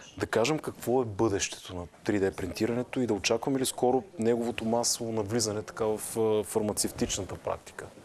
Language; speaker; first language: Bulgarian; native; Bulgarian